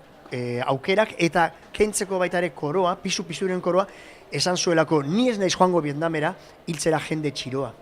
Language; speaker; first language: Basque; native; Basque